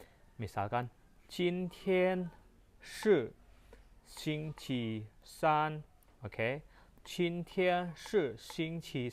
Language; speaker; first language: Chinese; non-native, learner; Indonesian